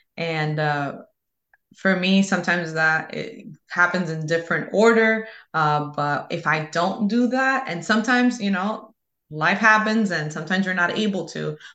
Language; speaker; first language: English; early bilingual, other home language; Spanish